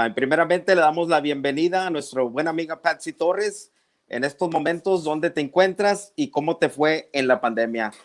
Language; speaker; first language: Spanish; early bilingual, other home language; English